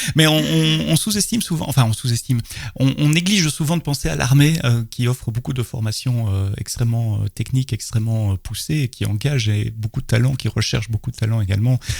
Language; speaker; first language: French; native; French